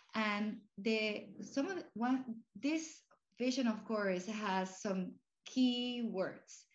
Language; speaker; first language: English; non-native, fluent; Spanish